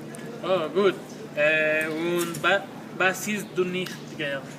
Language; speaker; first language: German; non-native, learner; Spanish